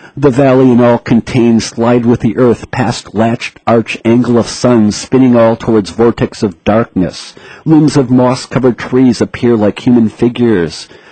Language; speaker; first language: English; native; English